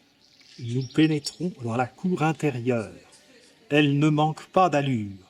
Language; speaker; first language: French; native; French